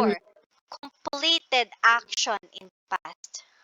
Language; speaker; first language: English; non-native, local second language; Filipino